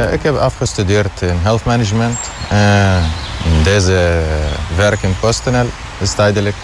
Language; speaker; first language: Dutch; non-native, learner; Arabic